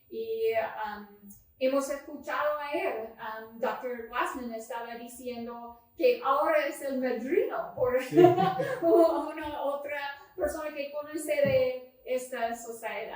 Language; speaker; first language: Spanish; non-native, learner; English